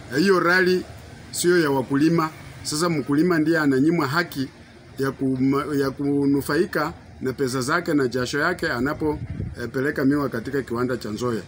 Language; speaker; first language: Swahili; native; Swahili